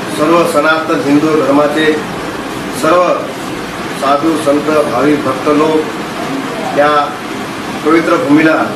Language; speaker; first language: Marathi; non-native, local second language; Lambadi